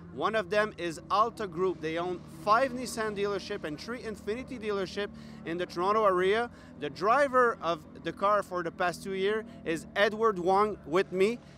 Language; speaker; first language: English; non-native, fluent; French